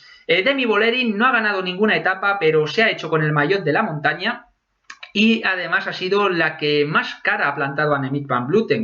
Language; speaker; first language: Spanish; native; Spanish